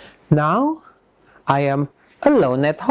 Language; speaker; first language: English; non-native, fluent; Indonesian